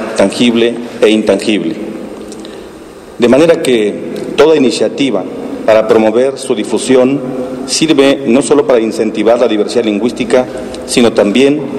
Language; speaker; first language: Spanish; non-native, local second language; Tzeltal